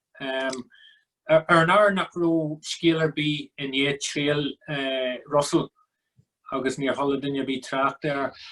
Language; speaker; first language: Irish; non-native, local second language; English